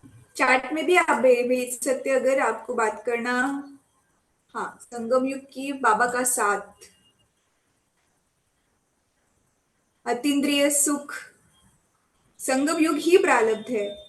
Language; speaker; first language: Hindi; native; Hindi